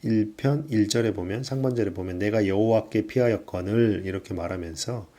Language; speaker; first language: Korean; native; Korean